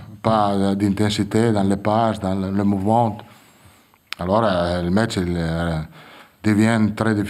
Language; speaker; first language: French; non-native, fluent; Italian